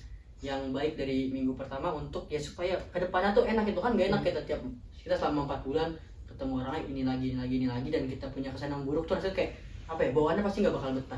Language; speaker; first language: Indonesian; native; Indonesian